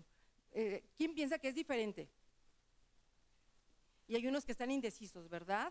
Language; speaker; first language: Spanish; native; Spanish